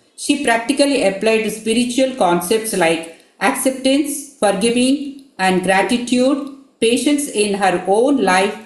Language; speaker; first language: English; non-native, local second language; Telugu